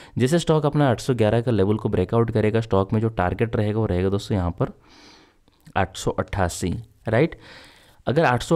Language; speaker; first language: Hindi; native; Hindi